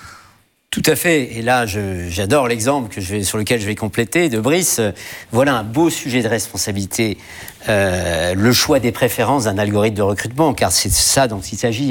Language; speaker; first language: French; native; French